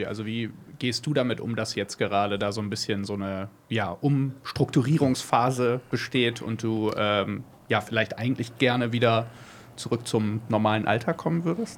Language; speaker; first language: German; native; German